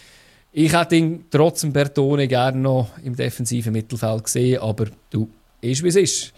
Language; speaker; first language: German; native; German